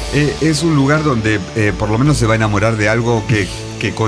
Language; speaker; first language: Spanish; native; Spanish